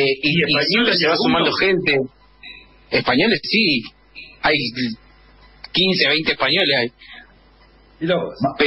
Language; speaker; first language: Spanish; native; Spanish